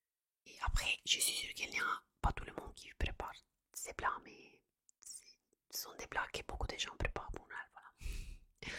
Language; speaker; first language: French; non-native, fluent; Italian